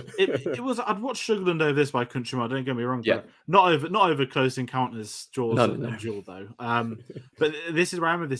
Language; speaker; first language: English; native; English